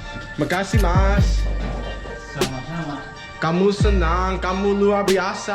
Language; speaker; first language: Indonesian; non-native, learner; English